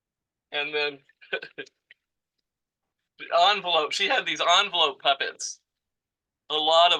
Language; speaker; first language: English; native; English